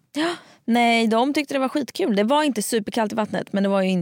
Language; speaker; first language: Swedish; native; Swedish